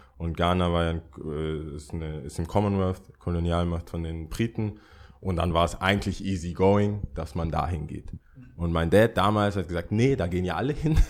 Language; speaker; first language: German; early bilingual, other home language; English